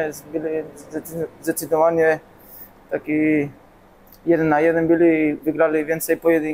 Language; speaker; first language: Polish; non-native, learner; English